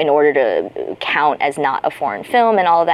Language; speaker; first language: English; native; English